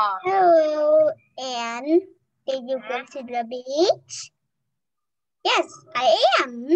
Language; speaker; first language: English; non-native, learner; Vietnamese